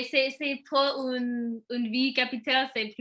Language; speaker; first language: French; non-native, learner; English